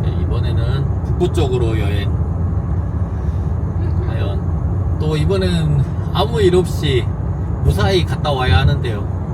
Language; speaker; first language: Korean; native; Korean